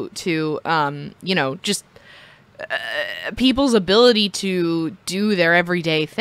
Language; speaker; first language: English; native; English